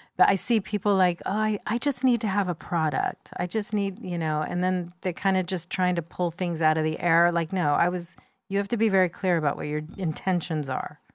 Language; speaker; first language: English; native; English